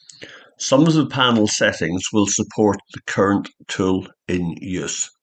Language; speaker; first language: English; native; English